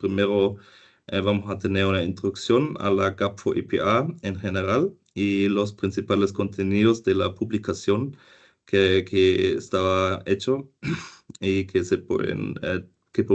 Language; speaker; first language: Spanish; non-native, fluent; German